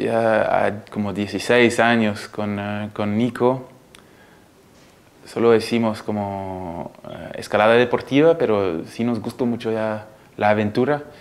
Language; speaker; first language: Spanish; early bilingual, heritage; Spanish